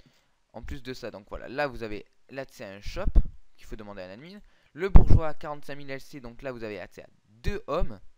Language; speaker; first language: French; native; French